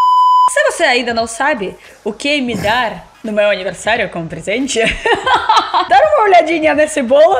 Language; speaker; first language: Portuguese; non-native, learner; Russian